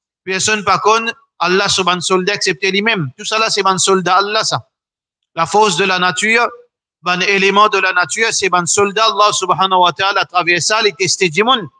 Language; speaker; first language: French; non-native, local second language; Morisyen